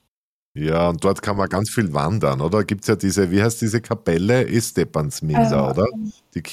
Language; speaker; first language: German; native; German